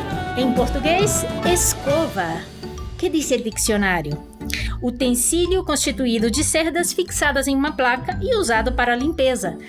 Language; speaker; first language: Portuguese; non-native, fluent; Spanish